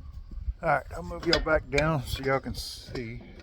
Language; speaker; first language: English; native; English